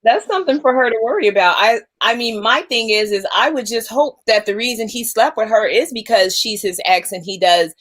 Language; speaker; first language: English; native; English